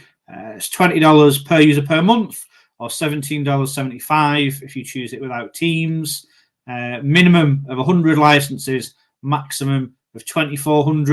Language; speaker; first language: English; native; English